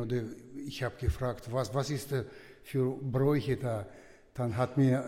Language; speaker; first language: German; non-native, fluent; Russian